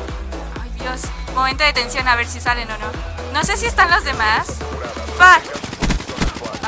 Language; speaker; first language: Spanish; native; Spanish